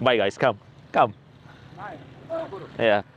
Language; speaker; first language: English; non-native, learner; Lithuanian